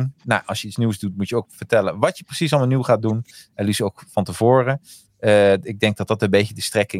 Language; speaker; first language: Dutch; native; Dutch